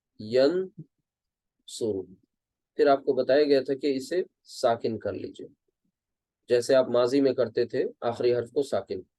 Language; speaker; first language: Urdu; native; Urdu